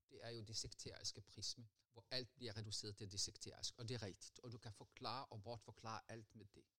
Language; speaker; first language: Danish; non-native, fluent; Arabic